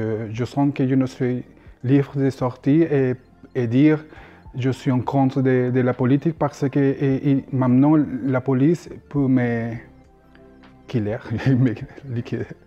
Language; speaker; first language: French; non-native, learner; Spanish